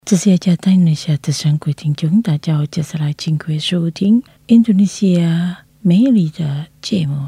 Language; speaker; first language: Chinese; non-native, learner; Indonesian